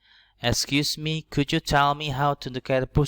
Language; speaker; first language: English; non-native, learner; Indonesian